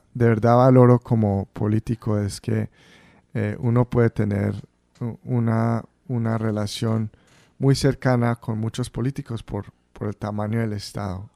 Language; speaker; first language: Spanish; early bilingual, heritage; Spanish